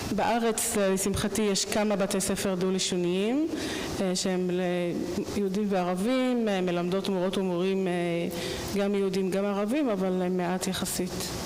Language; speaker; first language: Hebrew; non-native, local second language; Arabic